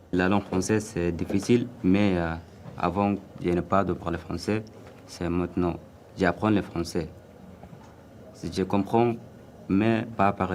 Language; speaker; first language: French; non-native, learner; Arabic